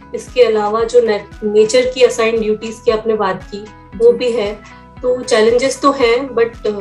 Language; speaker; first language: Hindi; native; Hindi